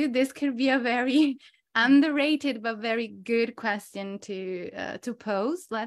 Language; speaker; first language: English; non-native, fluent; Italian